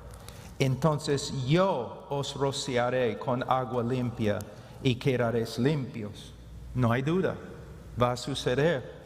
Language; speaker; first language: Spanish; non-native, fluent; English